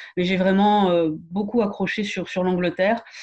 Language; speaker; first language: French; native; French